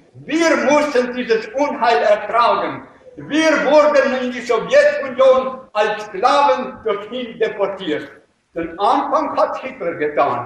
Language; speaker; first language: German; native; German